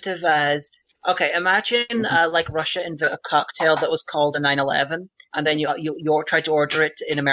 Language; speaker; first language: English; native; English